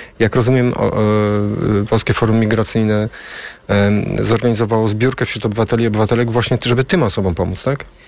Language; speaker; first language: Polish; native; Polish